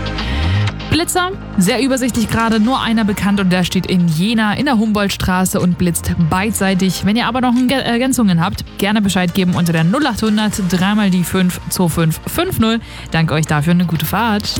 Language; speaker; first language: German; native; German